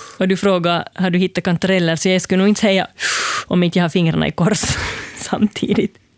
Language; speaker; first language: Swedish; native; Swedish